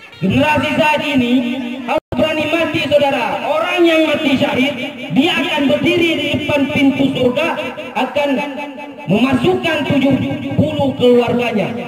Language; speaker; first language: Indonesian; non-native, local second language; Achinese